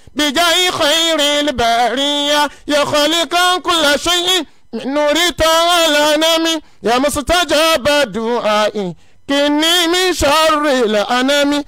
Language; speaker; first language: Arabic; non-native, fluent; Yoruba